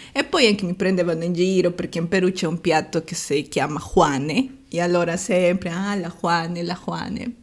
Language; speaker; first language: Italian; non-native, fluent; Spanish